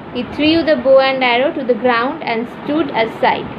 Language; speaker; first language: English; non-native, local second language; Bangla